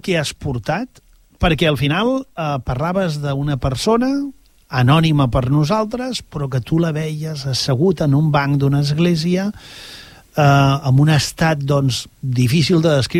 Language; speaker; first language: Catalan; native; Catalan